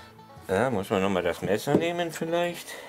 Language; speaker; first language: German; native; German